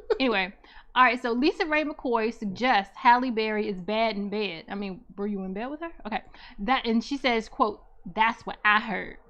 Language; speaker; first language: English; native; English